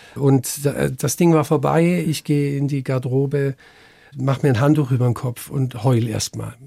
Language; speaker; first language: German; native; German